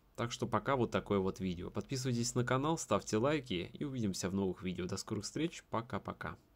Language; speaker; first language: Russian; native; Russian